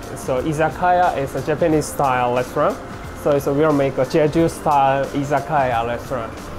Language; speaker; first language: English; non-native, learner; Korean